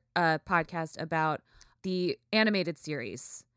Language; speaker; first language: English; native; English